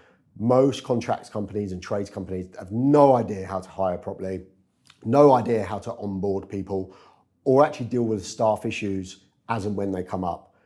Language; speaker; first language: English; native; English